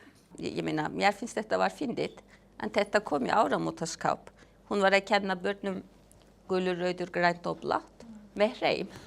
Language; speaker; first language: Icelandic; non-native, fluent; Turkish